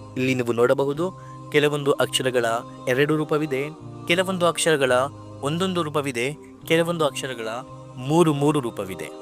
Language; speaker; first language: Kannada; non-native, local second language; Urdu